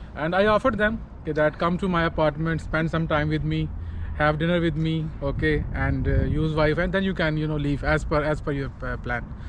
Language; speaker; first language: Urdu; non-native, local second language; Punjabi